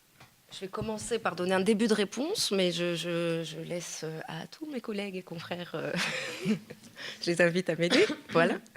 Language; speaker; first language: French; native; French